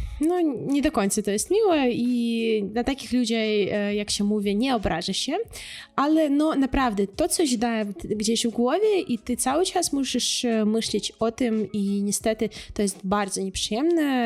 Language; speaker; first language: Polish; non-native, fluent; Russian